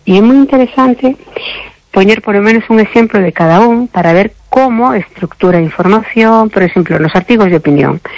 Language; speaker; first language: Galician; non-native, local second language; Spanish